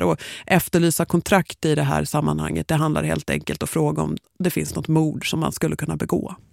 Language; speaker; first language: Swedish; native; Swedish